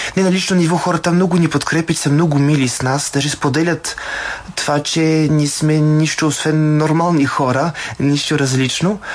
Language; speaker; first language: Bulgarian; non-native, fluent; French